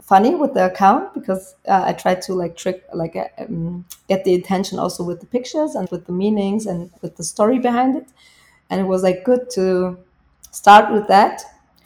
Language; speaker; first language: English; non-native, fluent; German